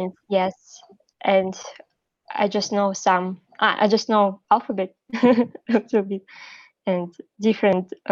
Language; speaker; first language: English; non-native, learner; Russian